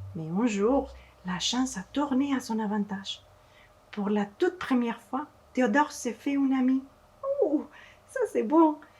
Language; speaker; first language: French; non-native, fluent; Spanish